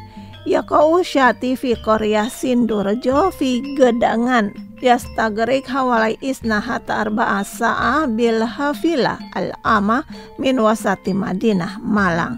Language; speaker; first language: Arabic; non-native, local second language; Indonesian